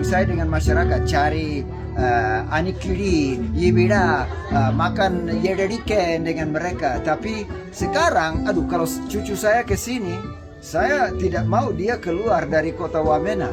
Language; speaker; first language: Indonesian; non-native, local second language; English